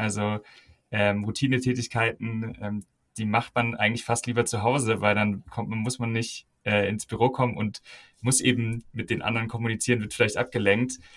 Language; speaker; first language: German; native; German